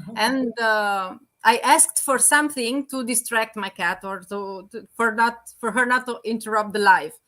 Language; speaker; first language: English; non-native, fluent; Romanian